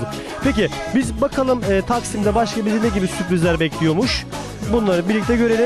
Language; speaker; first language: Turkish; native; Turkish